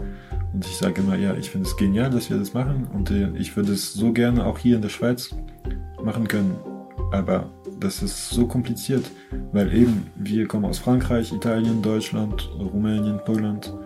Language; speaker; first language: German; non-native, fluent; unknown